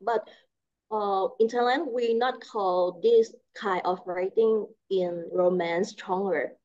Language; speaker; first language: English; non-native, learner; Thai